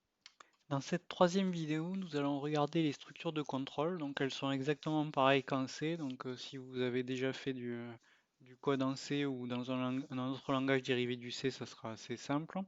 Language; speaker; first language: French; native; French